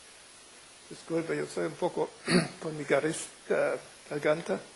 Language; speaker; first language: Spanish; non-native, fluent; German